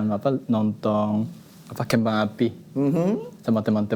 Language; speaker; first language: Indonesian; non-native, fluent; Japanese